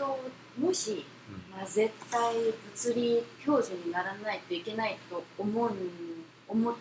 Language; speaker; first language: Japanese; non-native, fluent; Korean